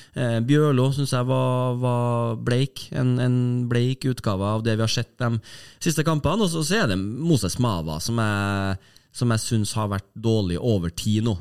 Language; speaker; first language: Norwegian; native; Norwegian